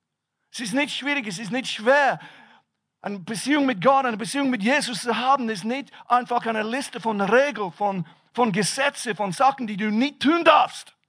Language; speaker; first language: German; non-native, fluent; English